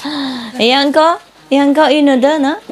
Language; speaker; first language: French; non-native, learner; Vietnamese